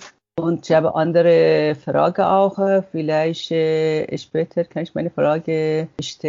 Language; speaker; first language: German; non-native, learner; Persian